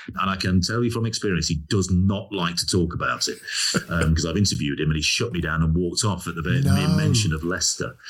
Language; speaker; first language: English; native; English